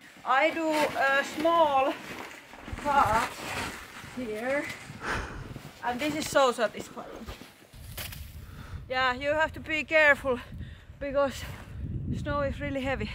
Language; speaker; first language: English; non-native, fluent; Finnish